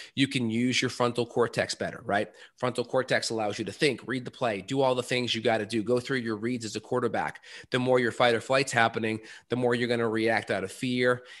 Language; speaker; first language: English; native; English